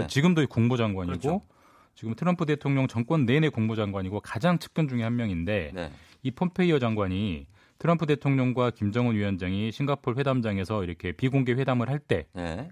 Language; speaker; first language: Korean; native; Korean